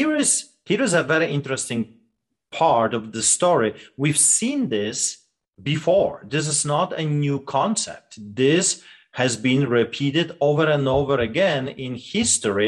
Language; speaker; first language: English; non-native, fluent; Polish